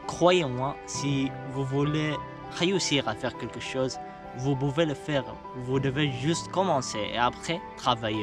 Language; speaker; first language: French; non-native, fluent; Arabic